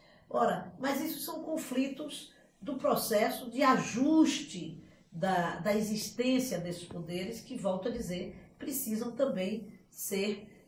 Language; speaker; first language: Portuguese; native; Portuguese